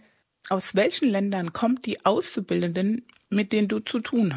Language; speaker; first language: German; non-native, fluent; Spanish